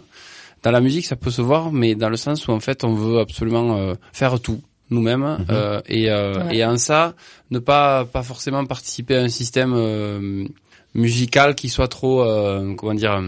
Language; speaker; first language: French; native; French